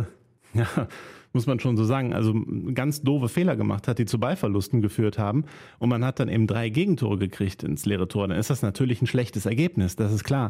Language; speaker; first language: German; native; German